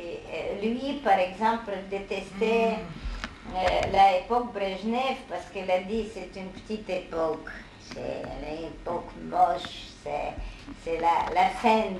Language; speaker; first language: French; non-native, fluent; Hungarian